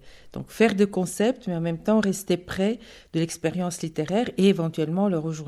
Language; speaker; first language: French; non-native, fluent; Bulgarian